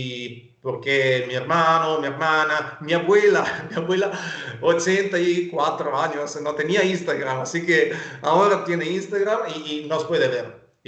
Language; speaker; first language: Spanish; non-native, fluent; Italian